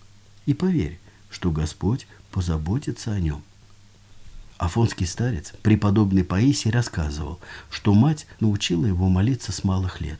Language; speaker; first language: Russian; native; Russian